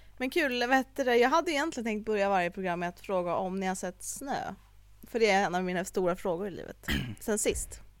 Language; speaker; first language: Swedish; native; Swedish